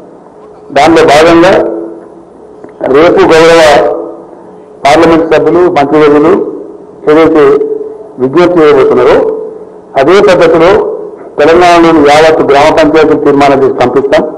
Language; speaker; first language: Telugu; native; Telugu